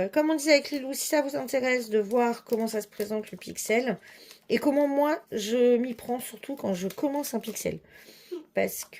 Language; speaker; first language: French; native; French